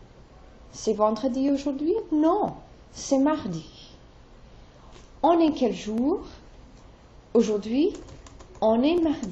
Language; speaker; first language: French; non-native, fluent; English